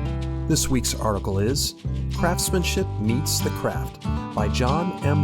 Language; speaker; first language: English; native; English